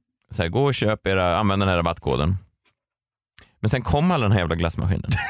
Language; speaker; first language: Swedish; native; Swedish